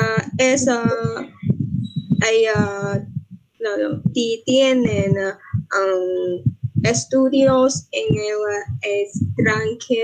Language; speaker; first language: Spanish; non-native, learner; Vietnamese